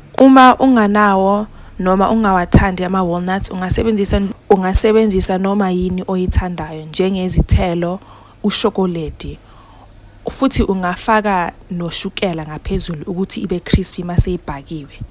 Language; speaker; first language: Zulu; non-native, local second language; Southern Sotho